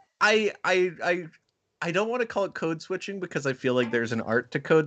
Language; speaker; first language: English; native; English